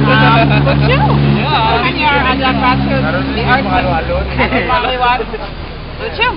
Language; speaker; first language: Indonesian; non-native, learner; English